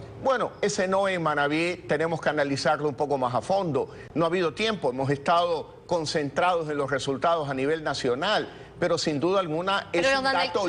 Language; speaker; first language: Spanish; native; Spanish